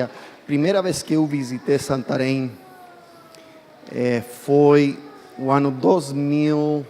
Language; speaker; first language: Portuguese; non-native, fluent; English